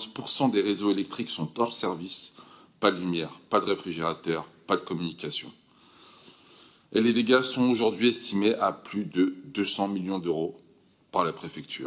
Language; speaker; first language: French; native; French